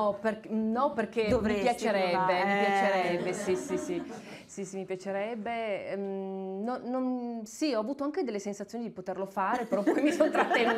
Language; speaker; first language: Italian; native; Italian